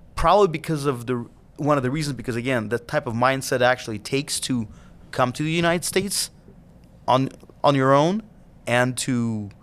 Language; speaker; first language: English; non-native, fluent; Russian